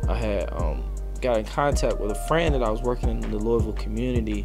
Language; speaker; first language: English; native; English